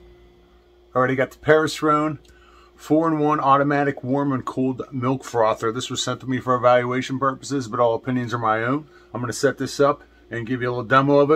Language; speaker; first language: English; native; English